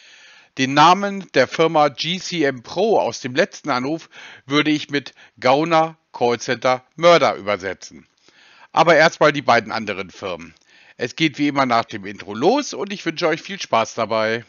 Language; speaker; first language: German; native; German